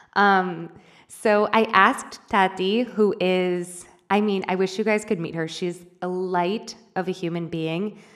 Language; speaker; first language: English; native; English